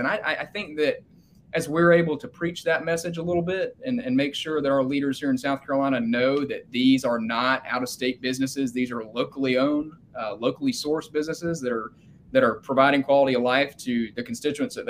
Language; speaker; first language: English; native; English